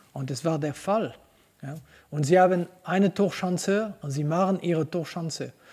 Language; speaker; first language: German; non-native, local second language; French